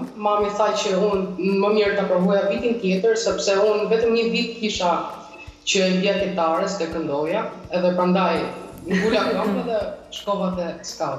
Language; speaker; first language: Albanian; early bilingual, heritage; Albanian